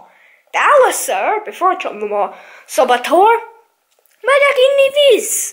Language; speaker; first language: Hungarian; early bilingual, heritage; English